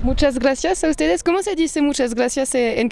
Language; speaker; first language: Spanish; non-native, fluent; French